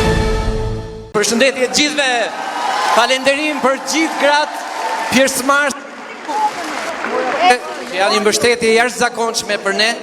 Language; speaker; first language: Albanian; native; Albanian